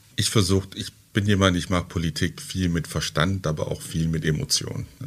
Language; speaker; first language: German; early bilingual, other home language; French